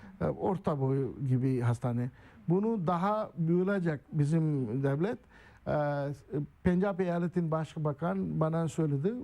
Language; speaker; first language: Turkish; non-native, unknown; Urdu